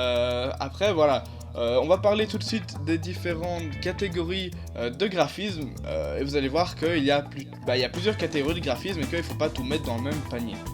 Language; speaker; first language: French; native; French